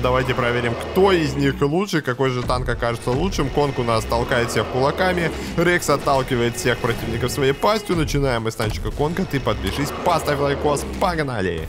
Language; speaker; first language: Russian; native; Russian